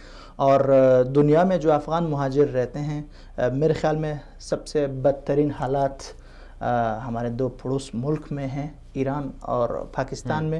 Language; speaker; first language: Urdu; non-native, fluent; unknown